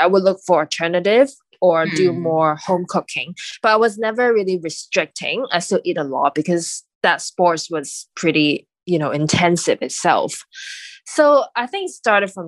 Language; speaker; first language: English; non-native, local second language; Cantonese